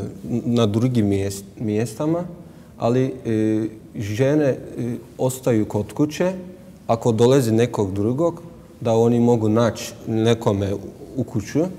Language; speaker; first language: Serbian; non-native, learner; Turkish